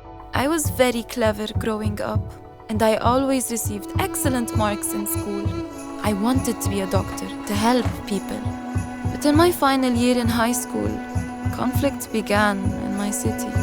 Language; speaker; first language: English; non-native, fluent; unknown